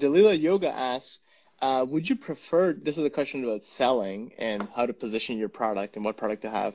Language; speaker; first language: English; non-native, local second language; Punjabi